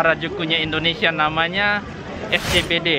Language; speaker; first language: Indonesian; native; Indonesian